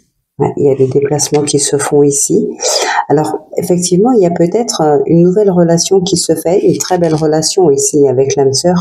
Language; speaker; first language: French; native; French